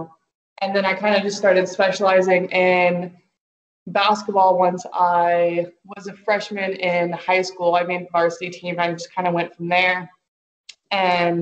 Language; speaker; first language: English; native; English